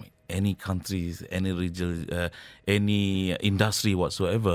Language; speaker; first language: English; non-native, local second language; Malay